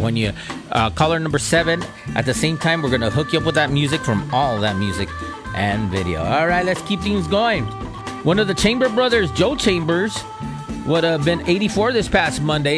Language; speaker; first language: English; native; English